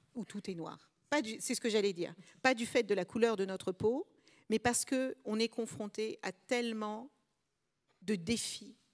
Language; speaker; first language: French; early bilingual, other home language; Kabuverdianu